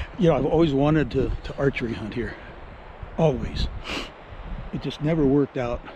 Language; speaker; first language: English; native; English